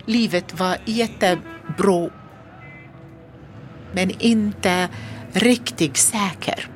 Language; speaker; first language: Swedish; non-native, learner; Arabic